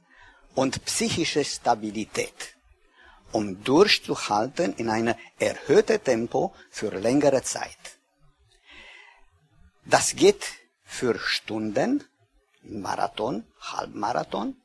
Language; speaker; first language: German; non-native, learner; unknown